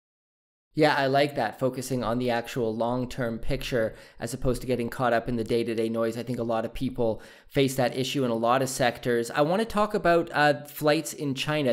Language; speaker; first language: English; native; English